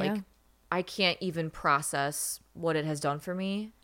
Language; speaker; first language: English; native; English